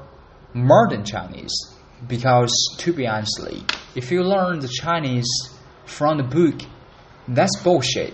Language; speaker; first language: English; non-native, learner; Chinese